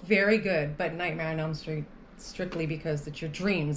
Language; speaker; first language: English; native; English